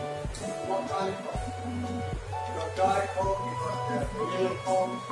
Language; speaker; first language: English; native; English